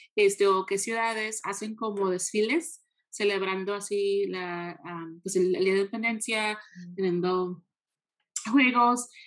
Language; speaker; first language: Spanish; early bilingual, heritage; Spanish